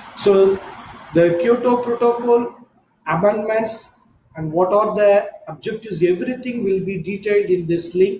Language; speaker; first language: English; non-native, local second language; Tamil